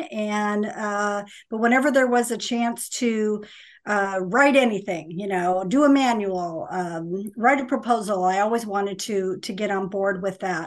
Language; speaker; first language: English; native; English